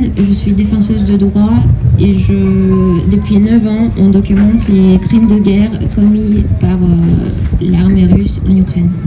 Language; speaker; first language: French; non-native, fluent; Ukrainian